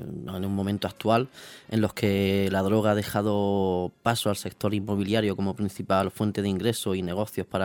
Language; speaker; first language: Spanish; native; Spanish